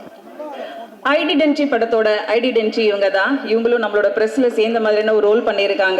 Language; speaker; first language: Tamil; native; Tamil